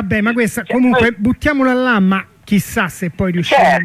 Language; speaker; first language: Italian; native; Italian